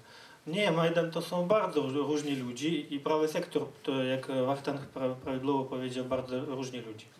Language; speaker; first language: Polish; non-native, fluent; Ukrainian